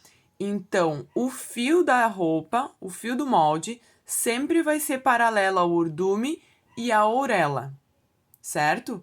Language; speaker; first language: Portuguese; native; Portuguese